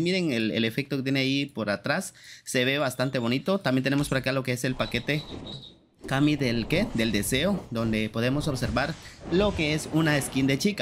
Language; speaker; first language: Spanish; native; Spanish